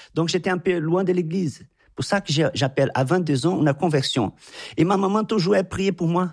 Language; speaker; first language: French; non-native, fluent; Portuguese